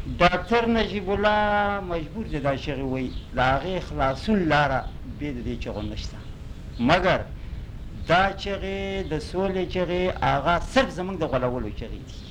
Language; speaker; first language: Pashto; native; Pashto